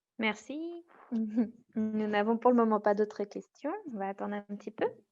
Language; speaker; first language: French; native; French